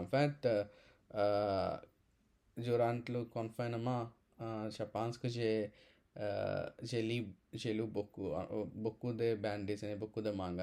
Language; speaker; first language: French; non-native, learner; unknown